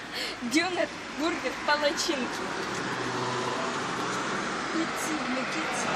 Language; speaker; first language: Russian; native; Russian